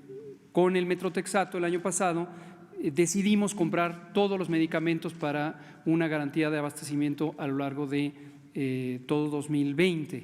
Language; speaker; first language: Spanish; native; Spanish